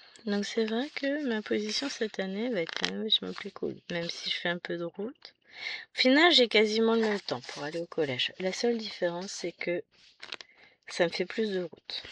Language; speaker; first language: French; native; French